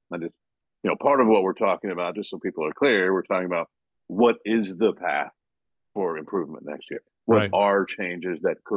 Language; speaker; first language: English; native; English